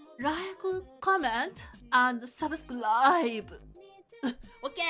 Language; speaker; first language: English; non-native, learner; Japanese